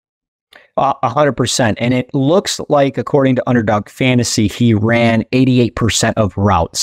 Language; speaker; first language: English; native; English